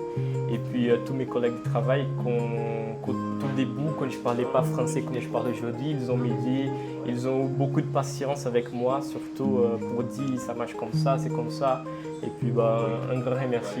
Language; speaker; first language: French; non-native, fluent; Portuguese